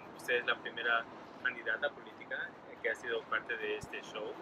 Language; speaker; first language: Spanish; early bilingual, other home language; English